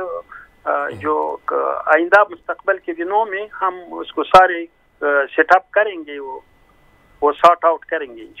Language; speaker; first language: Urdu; non-native, fluent; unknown